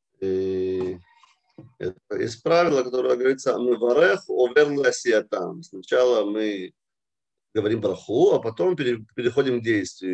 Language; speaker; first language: Russian; early bilingual, heritage; Russian